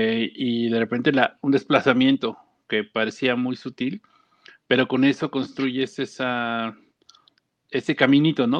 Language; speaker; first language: Spanish; native; Spanish